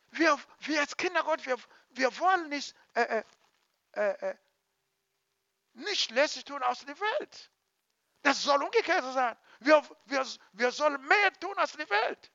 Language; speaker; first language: German; non-native, learner; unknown